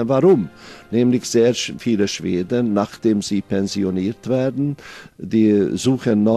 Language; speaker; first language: German; non-native, fluent; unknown